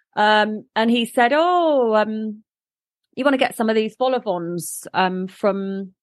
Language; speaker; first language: English; native; English